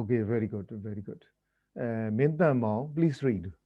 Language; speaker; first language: English; non-native, fluent; Burmese